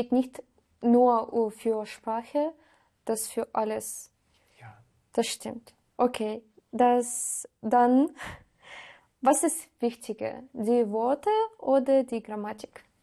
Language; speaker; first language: German; non-native, learner; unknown